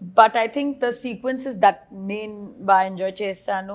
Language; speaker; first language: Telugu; non-native, learner; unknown